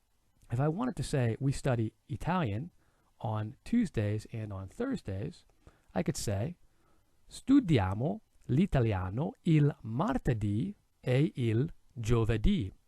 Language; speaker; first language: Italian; non-native, fluent; English